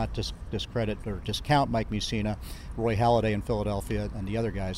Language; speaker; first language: English; native; English